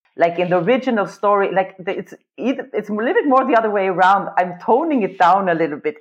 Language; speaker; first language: English; non-native, fluent; Swedish